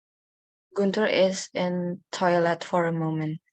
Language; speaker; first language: English; non-native, learner; Indonesian